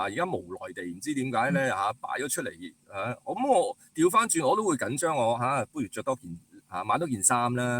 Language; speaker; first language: Cantonese; native; Cantonese